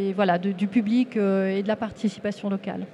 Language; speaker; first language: French; native; French